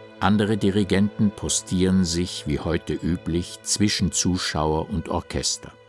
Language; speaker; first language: German; native; German